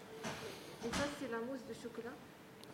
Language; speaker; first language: French; non-native, learner; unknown